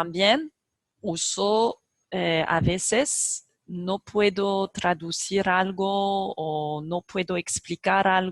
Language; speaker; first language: Spanish; non-native, fluent; French